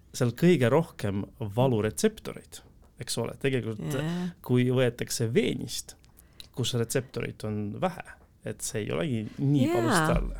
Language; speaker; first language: Estonian; non-native, local second language; Russian